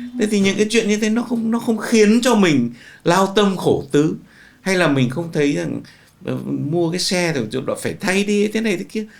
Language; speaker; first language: Vietnamese; native; Vietnamese